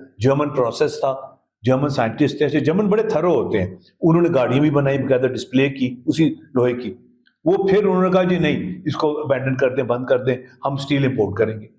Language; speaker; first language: Urdu; native; Urdu